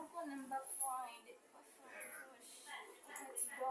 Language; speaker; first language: French; non-native, learner; Haitian Creole